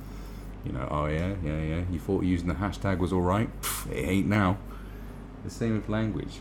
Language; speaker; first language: English; native; English